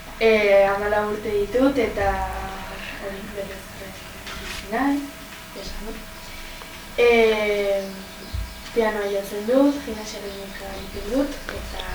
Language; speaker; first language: Basque; non-native, local second language; Spanish